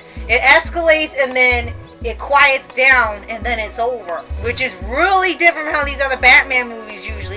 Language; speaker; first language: English; native; English